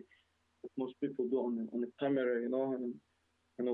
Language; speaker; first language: English; non-native, fluent; Russian